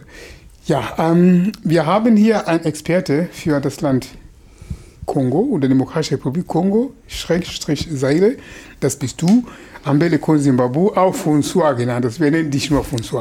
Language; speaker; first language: German; non-native, fluent; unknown